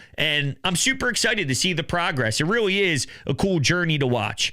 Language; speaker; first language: English; native; English